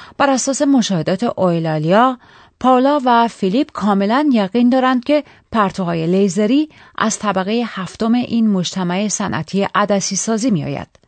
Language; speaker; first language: Persian; native; Persian